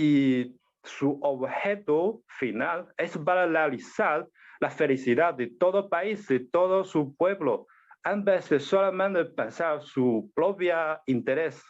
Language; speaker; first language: Spanish; non-native, learner; Chinese